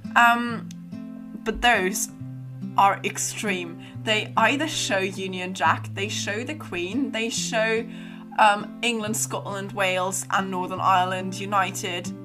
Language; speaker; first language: English; non-native, fluent; German